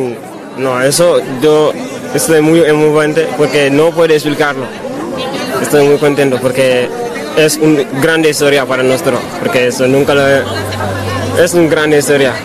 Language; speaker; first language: Spanish; non-native, learner; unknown